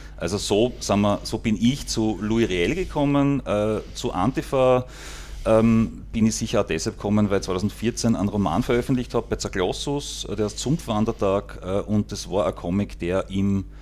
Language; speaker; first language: German; native; German